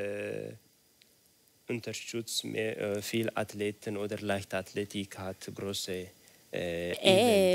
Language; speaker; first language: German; non-native, learner; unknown